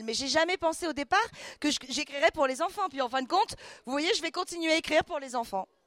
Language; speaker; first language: French; native; French